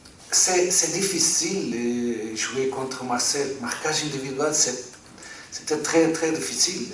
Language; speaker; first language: French; non-native, fluent; Portuguese